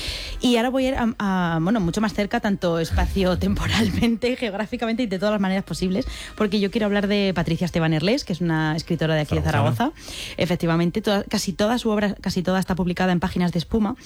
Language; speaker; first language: Spanish; native; Spanish